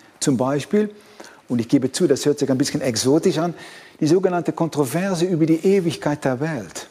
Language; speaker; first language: German; non-native, fluent; Dutch